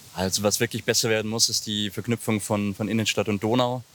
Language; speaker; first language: German; native; German